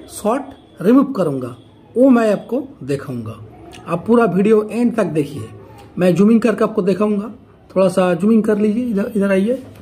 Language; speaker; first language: Hindi; native; Hindi